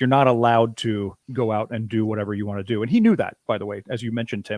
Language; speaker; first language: English; native; English